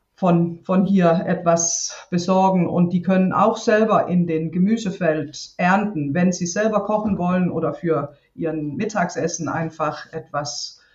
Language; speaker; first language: German; non-native, fluent; Danish